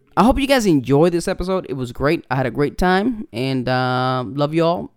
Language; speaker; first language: English; non-native, fluent; Spanish